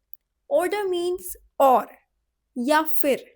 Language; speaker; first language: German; non-native, fluent; Hindi